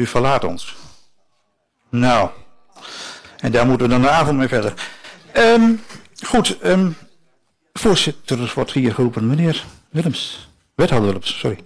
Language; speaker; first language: Dutch; native; Dutch